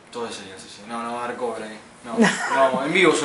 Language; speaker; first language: Spanish; native; Spanish